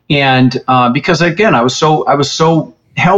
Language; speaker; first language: English; early bilingual, other home language; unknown